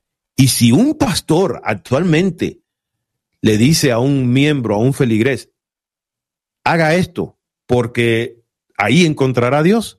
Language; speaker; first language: Spanish; native; Spanish